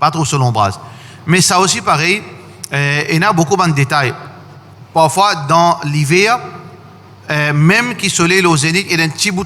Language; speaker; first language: French; non-native, learner; Morisyen